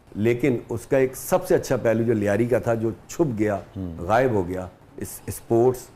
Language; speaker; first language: Urdu; non-native, local second language; Punjabi